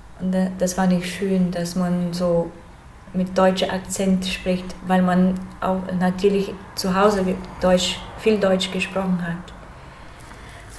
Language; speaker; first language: German; early bilingual, heritage; German